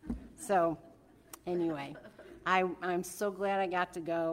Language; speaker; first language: English; native; English